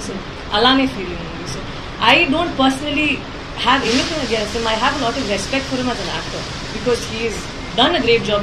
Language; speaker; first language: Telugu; non-native, learner; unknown